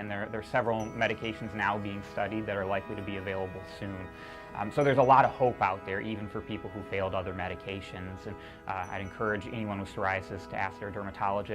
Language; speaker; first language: English; native; English